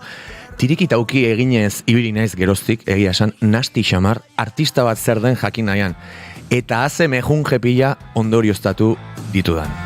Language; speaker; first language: Basque; native; Basque